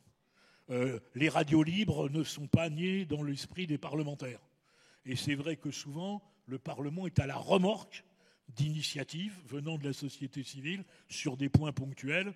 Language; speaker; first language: French; native; French